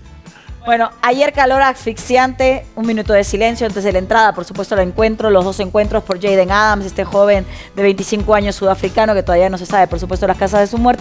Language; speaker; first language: Spanish; native; Spanish